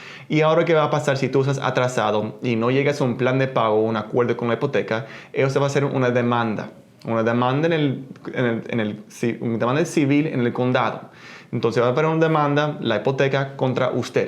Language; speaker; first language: Spanish; early bilingual, heritage; Spanish